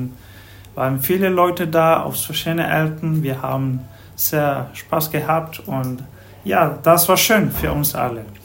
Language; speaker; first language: German; non-native, fluent; Spanish